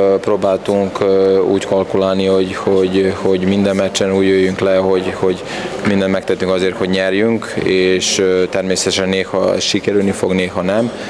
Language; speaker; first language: Hungarian; non-native, fluent; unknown